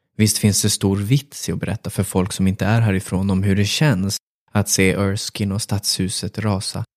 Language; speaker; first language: Swedish; native; Swedish